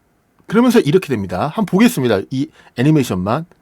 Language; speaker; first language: Korean; native; Korean